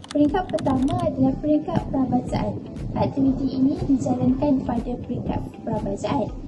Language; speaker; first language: Malay; native; Malay